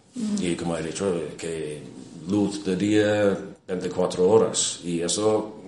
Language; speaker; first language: Spanish; non-native, fluent; English